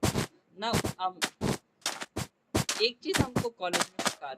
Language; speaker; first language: Hindi; non-native, local second language; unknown